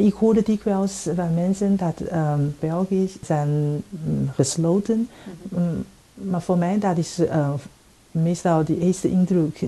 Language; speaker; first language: Dutch; non-native, fluent; Chinese